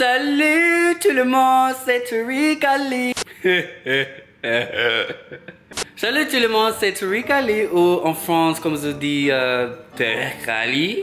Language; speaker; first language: French; non-native, learner; English